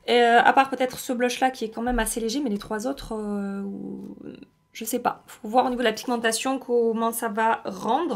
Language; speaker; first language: French; native; French